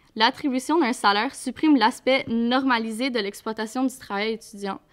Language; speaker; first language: French; native; French